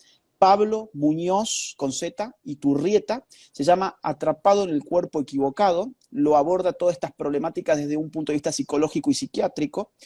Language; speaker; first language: Spanish; native; Spanish